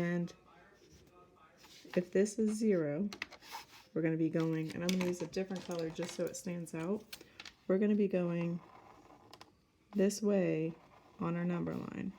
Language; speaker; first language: English; native; English